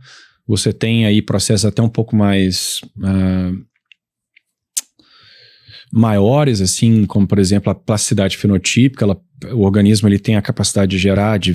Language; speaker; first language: Portuguese; native; Portuguese